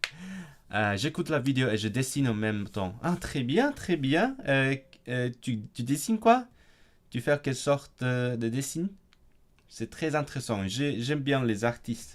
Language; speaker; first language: French; non-native, fluent; Cantonese